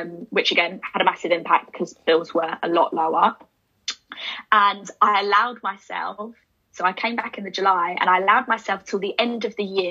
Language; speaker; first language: English; native; English